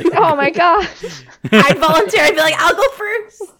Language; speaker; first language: English; native; English